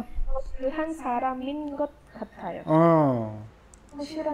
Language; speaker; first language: Korean; non-native, learner; Indonesian